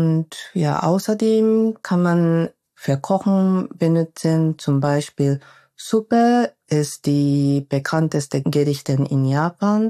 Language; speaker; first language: German; non-native, fluent; Japanese